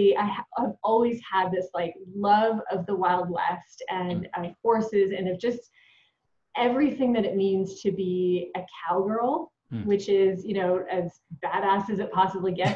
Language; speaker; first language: English; native; English